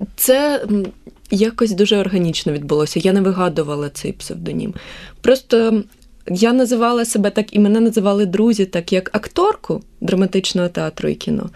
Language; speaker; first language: Ukrainian; native; Ukrainian